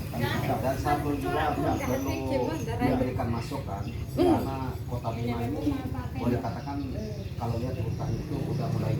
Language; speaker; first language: Indonesian; non-native, local second language; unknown